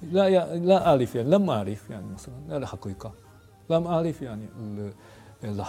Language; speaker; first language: Arabic; non-native, fluent; Japanese